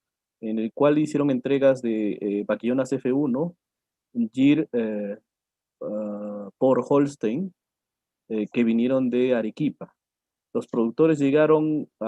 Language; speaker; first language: Spanish; native; Spanish